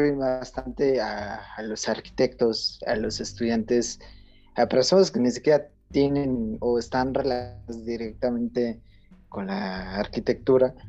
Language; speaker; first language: Spanish; native; Spanish